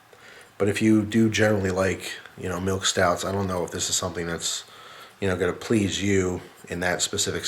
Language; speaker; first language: English; native; English